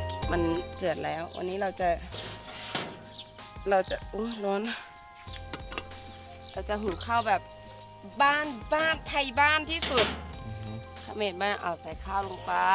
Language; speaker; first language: Thai; native; Thai